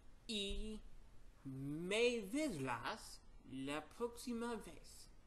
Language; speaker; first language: Spanish; non-native, learner; English